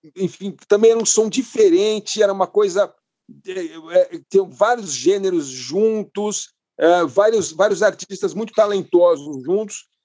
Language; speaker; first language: Portuguese; non-native, fluent; English